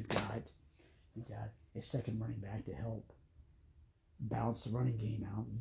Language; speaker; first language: English; native; English